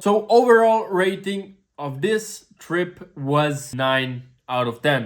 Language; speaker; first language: English; non-native, fluent; Serbian